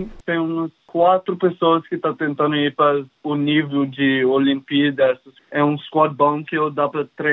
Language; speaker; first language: Portuguese; early bilingual, heritage; English